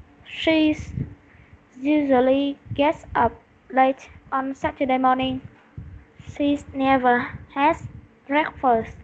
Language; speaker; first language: English; non-native, learner; Vietnamese